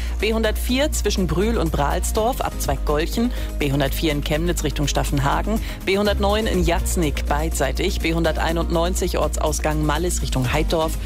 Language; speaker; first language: German; native; German